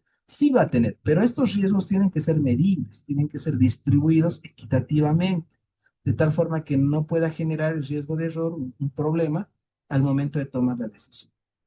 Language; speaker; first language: Spanish; native; Spanish